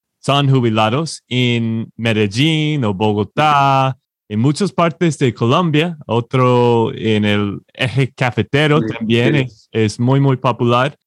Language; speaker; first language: Spanish; non-native, fluent; English